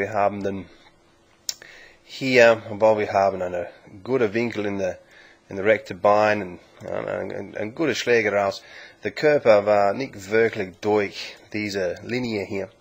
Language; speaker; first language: German; non-native, learner; English